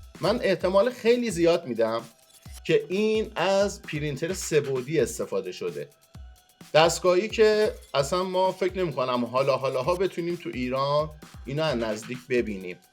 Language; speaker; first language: Persian; non-native, local second language; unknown